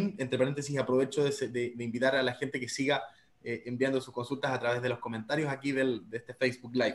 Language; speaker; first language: Spanish; native; Spanish